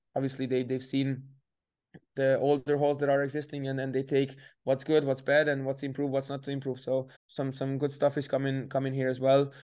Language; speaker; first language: English; native; English